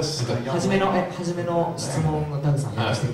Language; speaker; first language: Japanese; native; Japanese